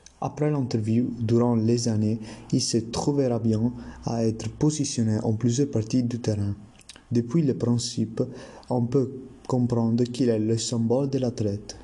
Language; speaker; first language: French; non-native, learner; Italian